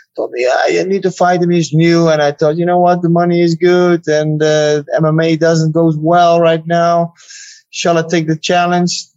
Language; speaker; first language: English; non-native, fluent; Dutch